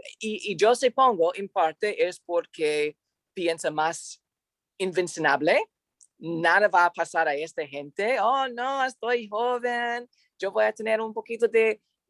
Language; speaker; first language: Spanish; non-native, learner; English